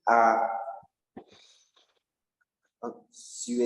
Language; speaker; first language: French; non-native, learner; Spanish